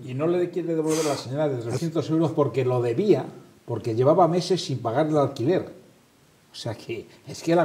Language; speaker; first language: Spanish; native; Spanish